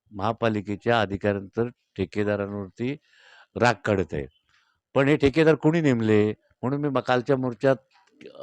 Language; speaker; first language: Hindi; non-native, local second language; Marathi